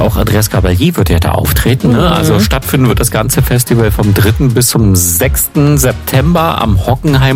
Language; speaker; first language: German; native; German